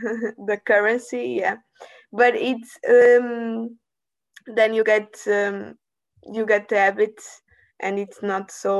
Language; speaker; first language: English; non-native, learner; Portuguese